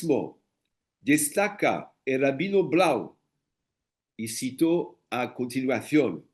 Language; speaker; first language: Spanish; non-native, fluent; English